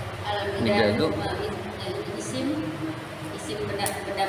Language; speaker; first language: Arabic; non-native, learner; Indonesian